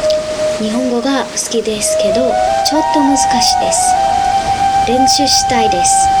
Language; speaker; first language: Japanese; non-native, learner; English